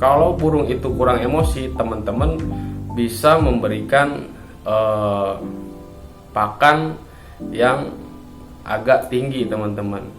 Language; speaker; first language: Indonesian; native; Indonesian